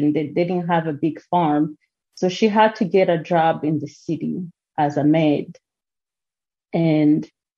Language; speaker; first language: English; non-native, local second language; Kinyarwanda